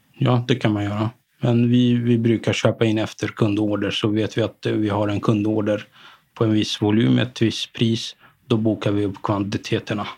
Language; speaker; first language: Swedish; early bilingual, other home language; Arabic